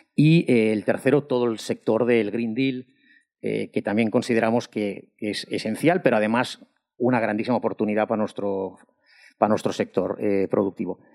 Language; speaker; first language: Spanish; non-native, local second language; Catalan